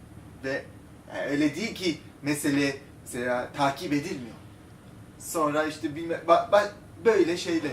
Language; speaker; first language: Turkish; non-native, local second language; Armenian